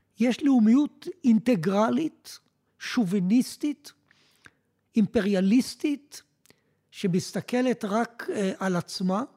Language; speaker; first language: Hebrew; early bilingual, other home language; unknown